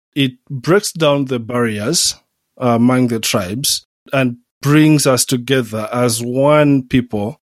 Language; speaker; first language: English; non-native, local second language; Nyanja